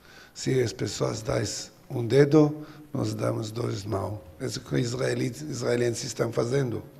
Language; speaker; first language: Portuguese; non-native, learner; Hebrew